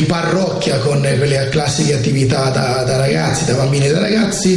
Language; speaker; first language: Italian; native; Italian